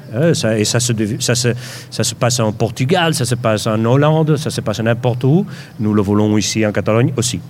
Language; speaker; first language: French; non-native, fluent; Catalan